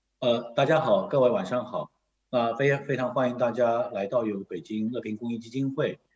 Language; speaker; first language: Chinese; native; Chinese